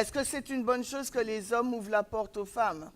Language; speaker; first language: French; native; French